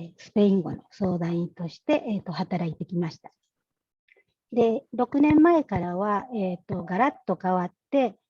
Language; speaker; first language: Japanese; non-native, fluent; Spanish